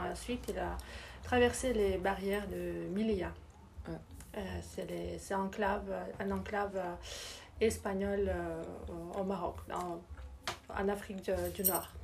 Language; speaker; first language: French; non-native, learner; English